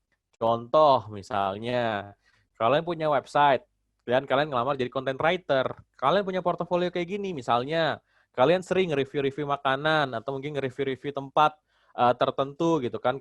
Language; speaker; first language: Indonesian; native; Indonesian